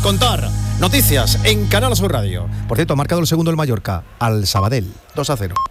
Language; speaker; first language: Spanish; native; Spanish